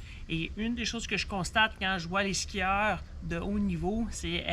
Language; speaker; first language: French; native; French